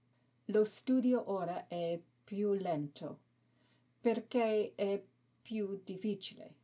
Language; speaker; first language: Italian; non-native, learner; English